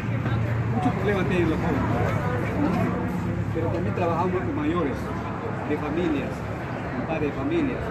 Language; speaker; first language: Spanish; non-native, local second language; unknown